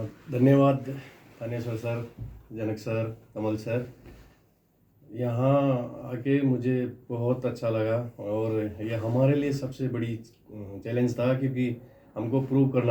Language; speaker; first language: Hindi; native; Hindi